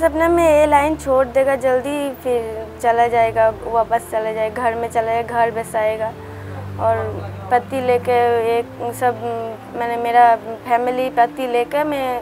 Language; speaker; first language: Hindi; non-native, local second language; Bangla